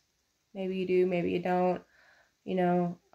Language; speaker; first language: English; native; English